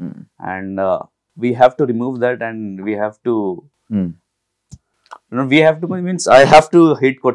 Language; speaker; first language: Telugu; non-native, local second language; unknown